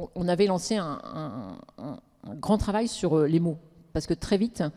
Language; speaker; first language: French; native; French